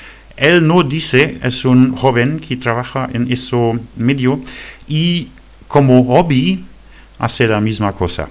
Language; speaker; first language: Spanish; non-native, fluent; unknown